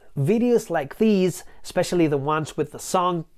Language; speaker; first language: English; non-native, fluent; Italian